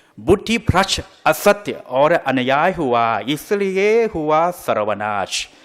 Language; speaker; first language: Hindi; non-native, fluent; Thai